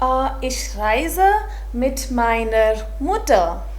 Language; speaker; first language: German; non-native, fluent; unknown